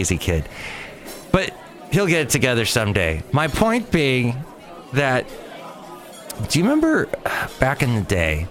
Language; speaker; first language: English; native; English